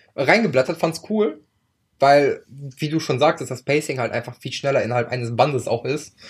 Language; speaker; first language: German; early bilingual, other home language; Ukrainian